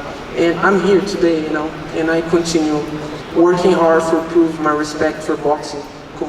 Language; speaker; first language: English; non-native, learner; Portuguese